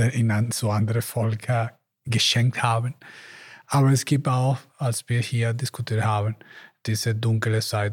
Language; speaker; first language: German; non-native, learner; Spanish